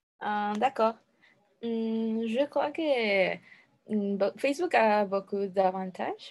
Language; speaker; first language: French; non-native, learner; Spanish